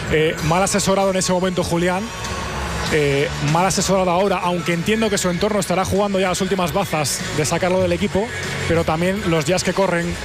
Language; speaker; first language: Spanish; native; Spanish